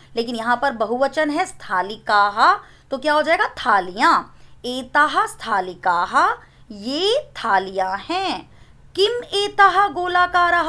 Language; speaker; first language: Hindi; native; Hindi